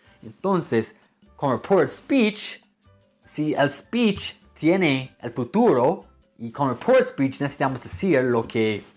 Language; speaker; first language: Spanish; non-native, fluent; English